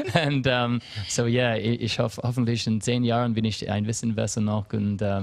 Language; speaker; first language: German; non-native, learner; English